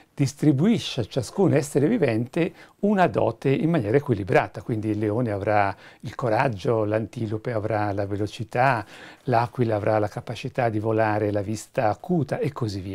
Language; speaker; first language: Italian; native; Italian